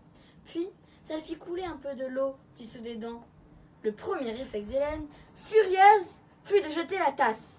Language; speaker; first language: French; native; French